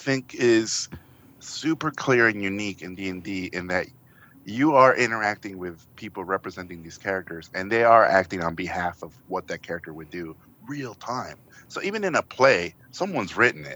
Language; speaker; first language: English; non-native, fluent; Spanish